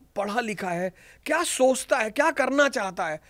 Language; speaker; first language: Hindi; native; Hindi